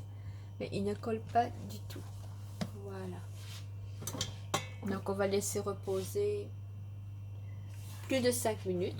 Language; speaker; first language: French; native; French